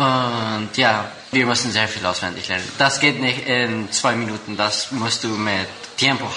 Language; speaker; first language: German; non-native, local second language; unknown